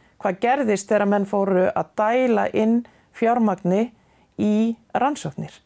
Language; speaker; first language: Icelandic; native; Icelandic